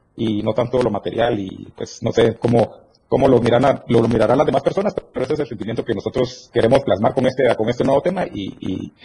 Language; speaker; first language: Spanish; native; Spanish